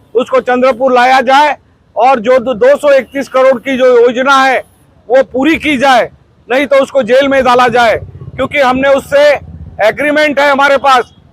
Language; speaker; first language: Hindi; non-native, local second language; Marathi